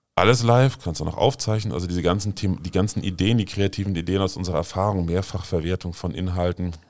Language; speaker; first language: German; native; German